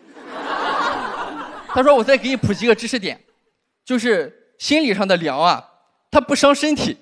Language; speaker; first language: Chinese; native; Chinese